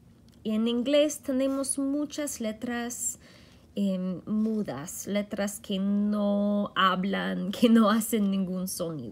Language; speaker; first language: Spanish; non-native, fluent; English